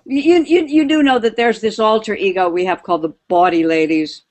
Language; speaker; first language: English; native; English